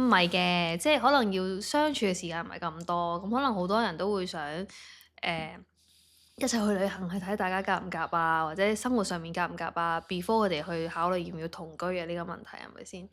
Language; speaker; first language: Cantonese; native; Cantonese